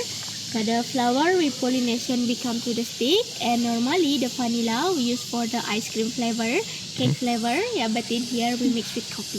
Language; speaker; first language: English; non-native, local second language; Indonesian